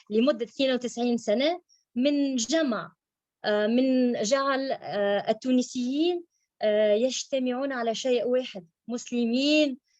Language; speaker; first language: Arabic; native; Arabic